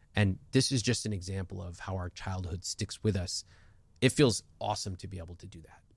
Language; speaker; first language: English; early bilingual, other home language; Hindi